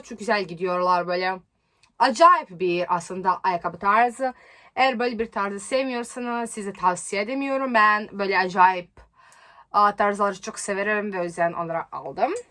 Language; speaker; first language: Turkish; non-native, learner; Serbian